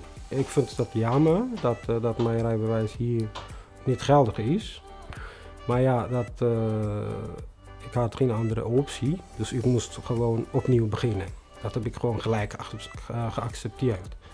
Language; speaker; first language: Dutch; non-native, fluent; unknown